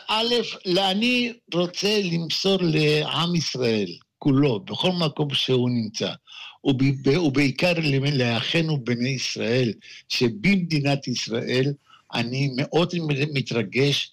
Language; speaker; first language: Hebrew; non-native, fluent; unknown